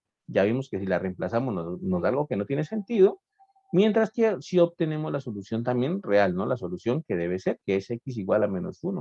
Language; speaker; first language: Spanish; native; Spanish